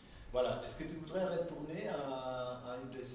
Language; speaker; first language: French; non-native, fluent; Spanish